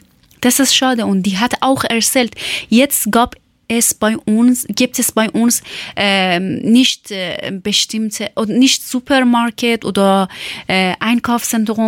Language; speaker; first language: German; non-native, learner; Persian